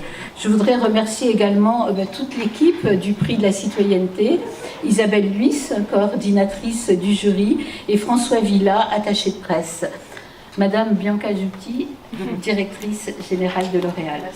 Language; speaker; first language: French; native; French